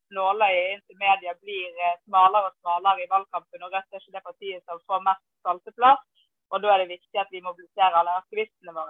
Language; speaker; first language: Norwegian; native; Norwegian